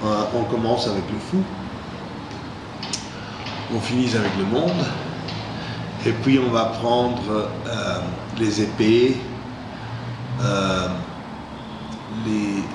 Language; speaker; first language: French; non-native, fluent; English